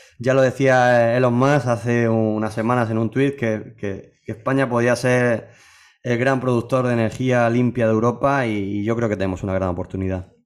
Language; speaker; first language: Spanish; native; Spanish